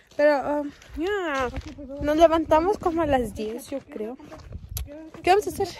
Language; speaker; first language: Spanish; early bilingual, heritage; Spanish